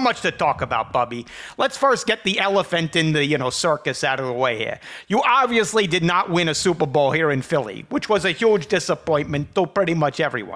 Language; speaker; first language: English; native; English